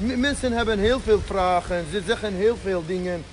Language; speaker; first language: Dutch; non-native, fluent; Azerbaijani